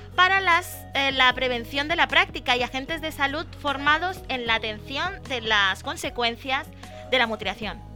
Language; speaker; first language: Spanish; early bilingual, other home language; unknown